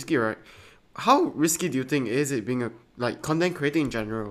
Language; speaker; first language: English; non-native, local second language; Chinese